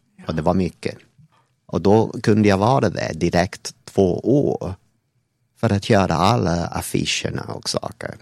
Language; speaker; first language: Swedish; non-native, fluent; English